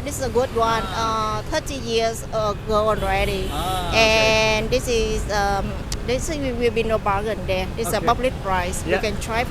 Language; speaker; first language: English; non-native, local second language; Vietnamese